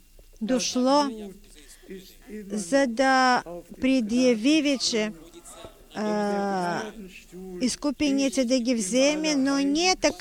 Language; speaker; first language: Bulgarian; non-native, fluent; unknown